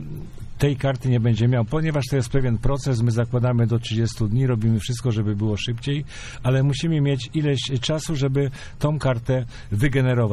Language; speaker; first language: Polish; native; Polish